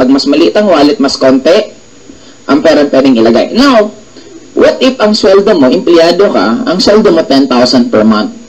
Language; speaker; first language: Filipino; native; Filipino